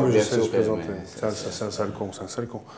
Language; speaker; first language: French; native; French